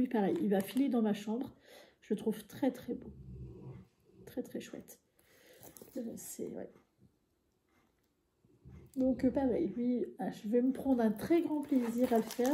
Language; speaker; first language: French; native; French